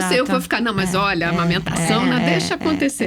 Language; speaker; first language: Portuguese; native; Portuguese